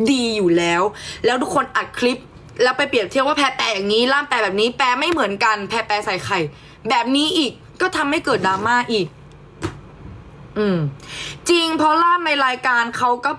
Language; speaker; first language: Thai; native; Thai